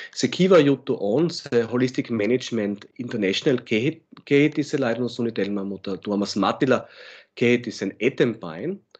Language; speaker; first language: Finnish; non-native, fluent; German